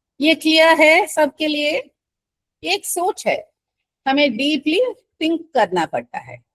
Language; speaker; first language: Hindi; non-native, local second language; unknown